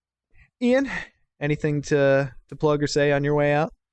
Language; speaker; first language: English; native; English